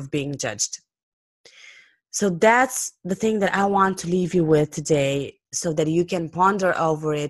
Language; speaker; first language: English; non-native, fluent; Romanian